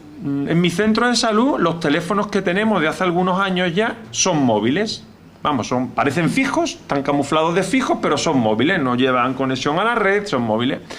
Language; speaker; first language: Spanish; native; Spanish